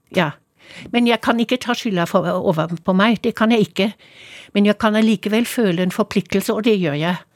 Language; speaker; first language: Norwegian; non-native, fluent; German